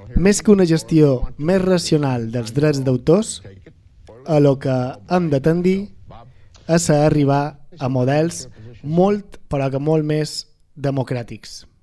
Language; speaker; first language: Catalan; native; Catalan